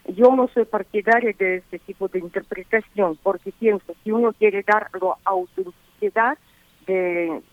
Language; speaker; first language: Spanish; non-native, fluent; Russian